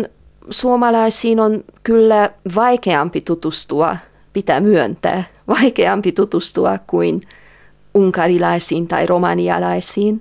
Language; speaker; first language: Finnish; non-native, fluent; Hungarian